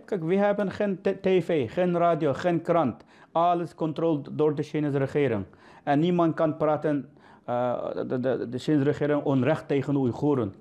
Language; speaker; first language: Dutch; non-native, learner; Uyghur